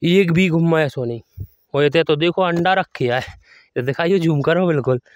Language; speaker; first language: Hindi; native; Hindi